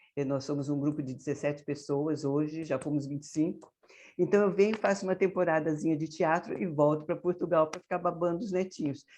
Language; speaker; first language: Portuguese; native; Portuguese